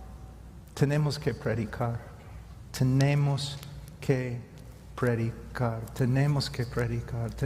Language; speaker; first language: Spanish; non-native, fluent; English